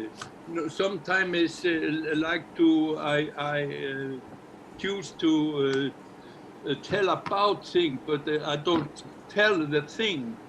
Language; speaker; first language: English; non-native, learner; Icelandic